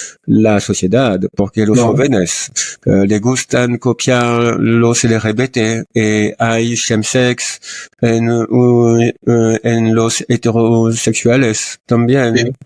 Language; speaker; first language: Spanish; non-native, learner; French